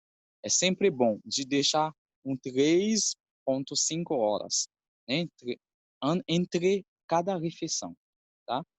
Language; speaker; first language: Portuguese; non-native, fluent; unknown